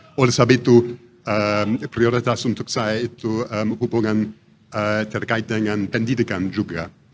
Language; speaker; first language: Indonesian; non-native, fluent; English